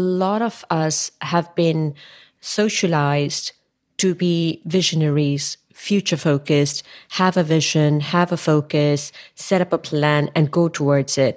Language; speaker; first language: English; non-native, local second language; Tamil